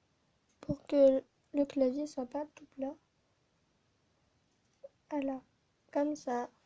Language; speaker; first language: French; native; French